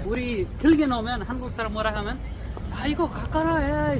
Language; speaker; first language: Korean; non-native, learner; Nepali